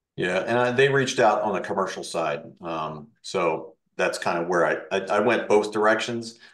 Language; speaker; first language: English; native; English